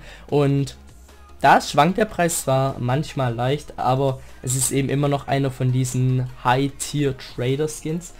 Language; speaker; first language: German; native; German